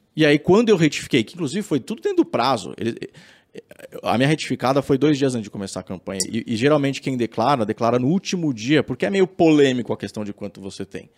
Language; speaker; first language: Portuguese; native; Portuguese